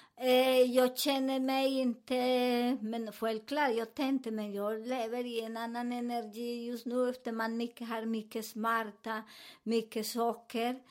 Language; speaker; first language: Swedish; non-native, learner; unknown